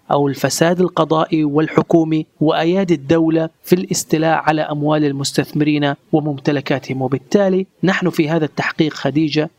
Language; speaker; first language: Arabic; native; Arabic